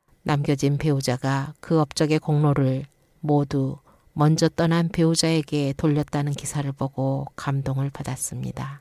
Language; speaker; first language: Korean; native; Korean